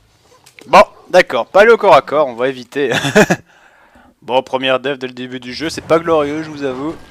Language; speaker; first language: French; native; French